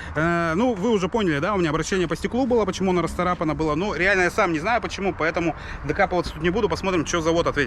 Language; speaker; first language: Russian; native; Russian